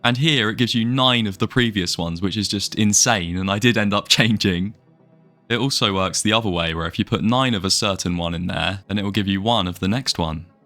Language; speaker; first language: English; native; English